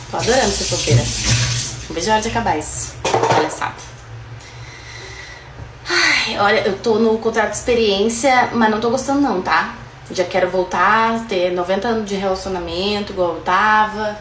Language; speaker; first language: Portuguese; native; Portuguese